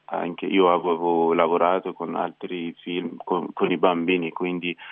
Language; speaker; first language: Italian; non-native, fluent; Persian